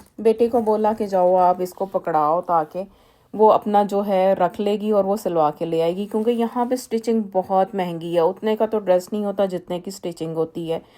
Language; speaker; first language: Urdu; native; Urdu